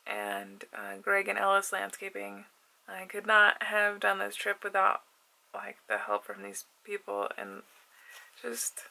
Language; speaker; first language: English; native; English